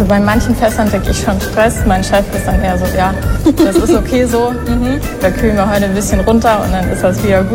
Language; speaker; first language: German; native; German